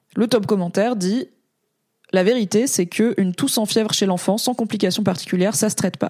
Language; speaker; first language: French; native; French